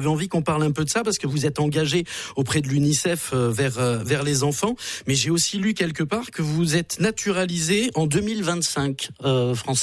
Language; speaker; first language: French; native; French